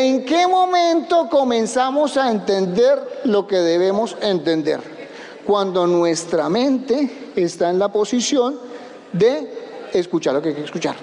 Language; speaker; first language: Spanish; native; Spanish